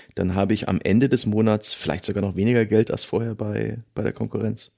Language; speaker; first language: German; native; German